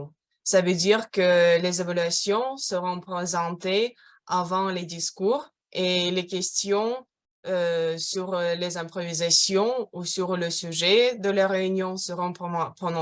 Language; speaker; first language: French; non-native, fluent; Russian